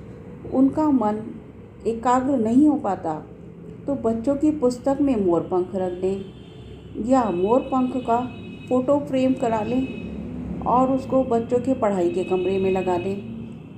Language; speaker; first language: Hindi; native; Hindi